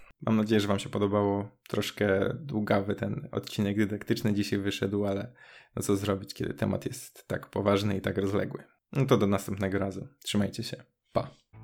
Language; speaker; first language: Polish; native; Polish